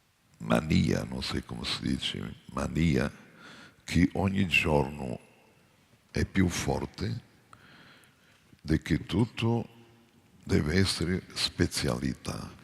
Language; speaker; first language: Italian; non-native, fluent; Portuguese